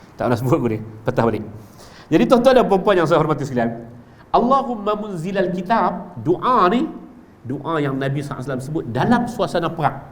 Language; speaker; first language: Malay; native; Malay